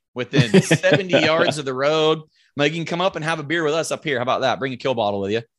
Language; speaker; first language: English; native; English